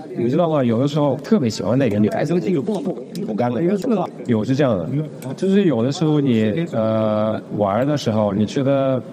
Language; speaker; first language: Chinese; non-native, fluent; Russian